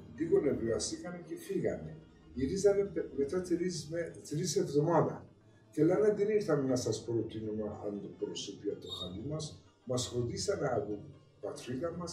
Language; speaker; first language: Greek; non-native, learner; Persian